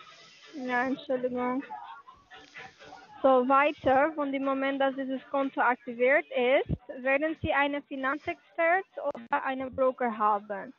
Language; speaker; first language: German; non-native, learner; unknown